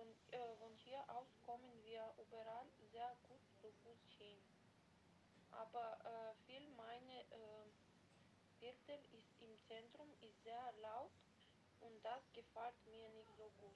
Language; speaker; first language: German; non-native, learner; Macedonian